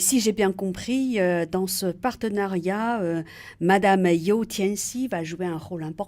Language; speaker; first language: French; native; French